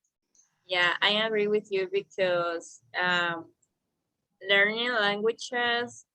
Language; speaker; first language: English; non-native, learner; Spanish